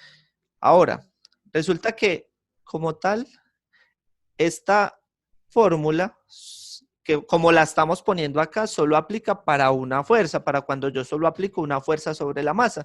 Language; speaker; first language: Spanish; native; Spanish